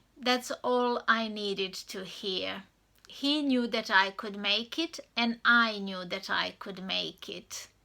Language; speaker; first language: English; non-native, fluent; Serbian